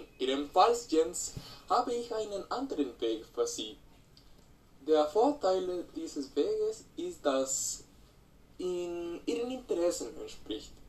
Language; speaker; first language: German; non-native, learner; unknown